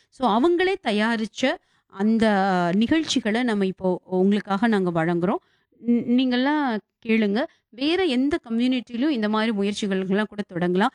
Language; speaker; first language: Tamil; native; Tamil